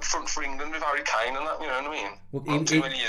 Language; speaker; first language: English; native; English